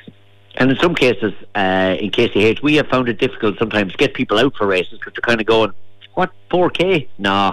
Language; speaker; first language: English; native; English